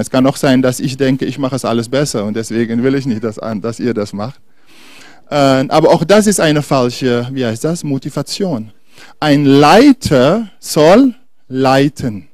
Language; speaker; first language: German; non-native, fluent; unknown